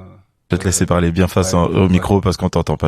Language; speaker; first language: French; native; French